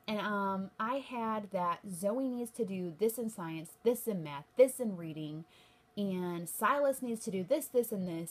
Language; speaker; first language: English; native; English